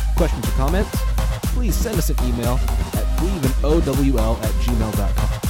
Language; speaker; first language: English; early bilingual, other home language; Filipino